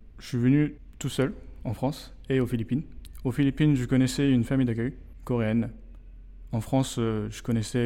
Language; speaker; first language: French; non-native, fluent; Korean